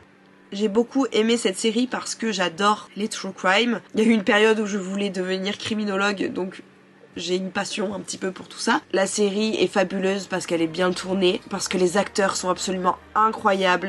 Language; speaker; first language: French; native; French